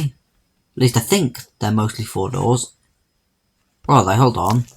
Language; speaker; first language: English; native; English